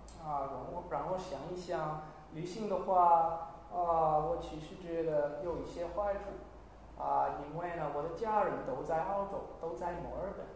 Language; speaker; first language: Chinese; non-native, learner; English